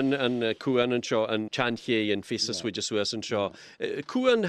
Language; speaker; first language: Irish; native; Irish